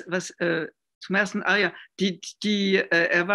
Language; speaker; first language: German; non-native, fluent; French